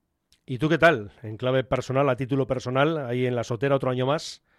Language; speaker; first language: Spanish; native; Spanish